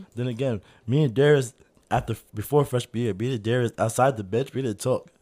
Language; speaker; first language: English; native; English